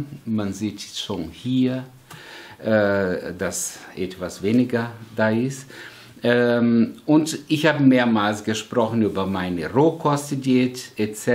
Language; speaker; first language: German; non-native, fluent; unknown